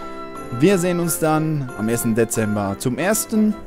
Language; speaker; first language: German; native; German